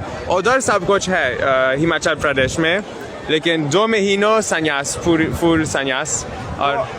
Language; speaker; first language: Hindi; non-native, learner; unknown